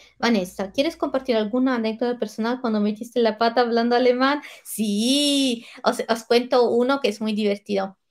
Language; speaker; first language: Spanish; non-native, fluent; Italian